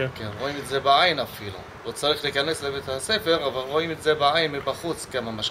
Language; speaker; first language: Hebrew; non-native, local second language; Arabic